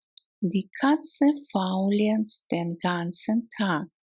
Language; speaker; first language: German; non-native, fluent; Russian